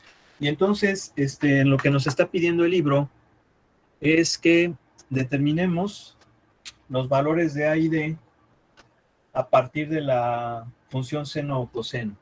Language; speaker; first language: Spanish; native; Spanish